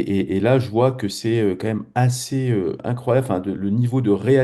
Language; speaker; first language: French; native; French